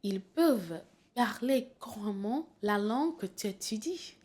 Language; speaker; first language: French; non-native, fluent; English